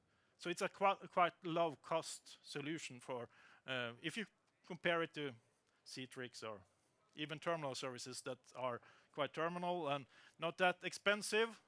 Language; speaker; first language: English; non-native, fluent; Norwegian